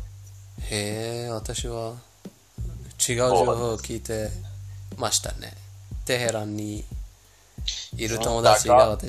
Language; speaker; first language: Japanese; non-native, fluent; Persian